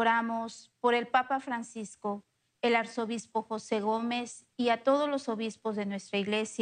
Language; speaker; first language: Spanish; native; Spanish